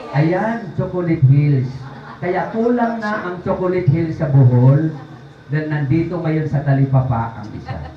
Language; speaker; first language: Filipino; non-native, local second language; Cebuano